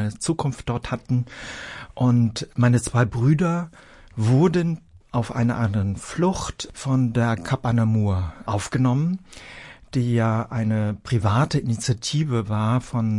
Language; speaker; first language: German; early bilingual, other home language; Vietnamese